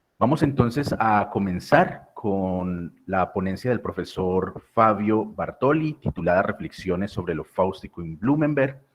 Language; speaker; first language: Spanish; native; Spanish